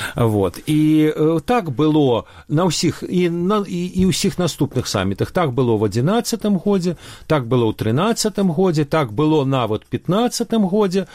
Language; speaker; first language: Belarusian; non-native, local second language; Russian